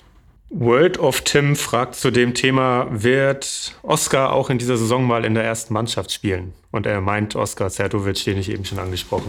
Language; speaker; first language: German; native; German